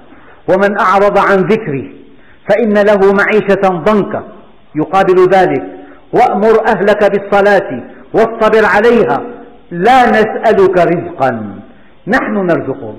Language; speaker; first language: Arabic; native; Arabic